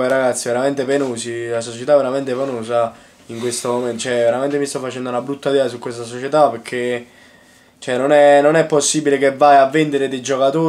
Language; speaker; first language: Italian; native; Italian